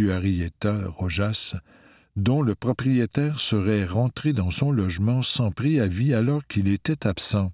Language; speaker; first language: French; native; French